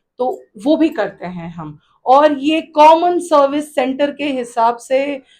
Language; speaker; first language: Hindi; non-native, local second language; Gujarati